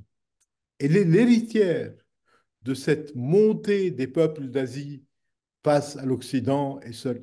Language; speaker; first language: French; non-native, local second language; Arabic